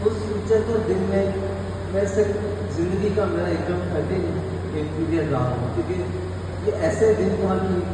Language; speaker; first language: Hindi; non-native, local second language; Malayalam